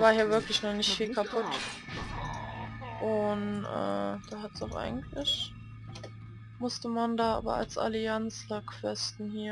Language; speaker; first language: German; native; German